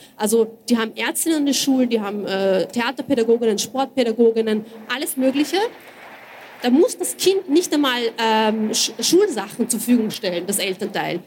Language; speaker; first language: German; early bilingual, other home language; Bosnian